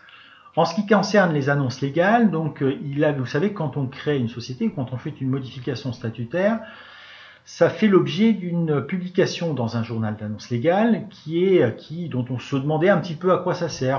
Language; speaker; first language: French; native; French